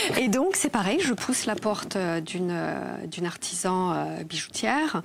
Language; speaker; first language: French; non-native, fluent; Polish